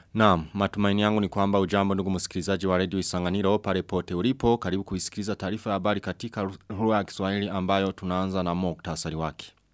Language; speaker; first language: Swahili; non-native, local second language; Rundi